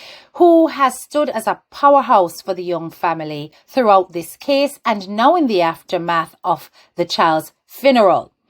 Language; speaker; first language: English; native; English